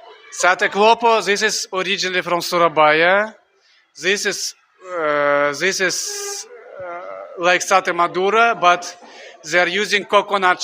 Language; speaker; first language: English; non-native, fluent; Russian